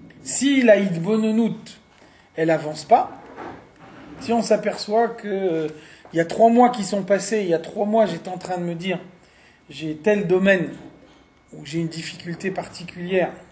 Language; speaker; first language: French; native; French